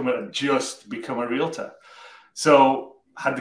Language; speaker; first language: English; native; English